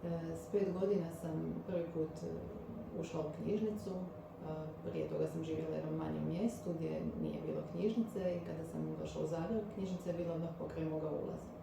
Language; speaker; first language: Croatian; native; Croatian